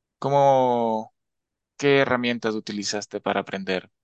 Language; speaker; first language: Spanish; native; Spanish